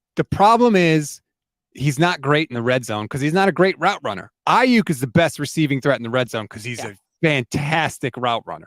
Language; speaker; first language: English; native; English